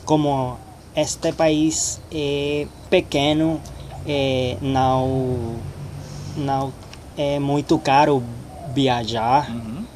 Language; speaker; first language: Portuguese; non-native, learner; Spanish